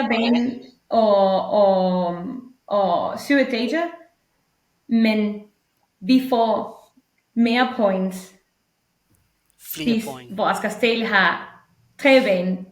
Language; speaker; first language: Danish; non-native, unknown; Spanish